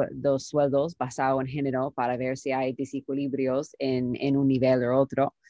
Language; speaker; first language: Spanish; non-native, fluent; English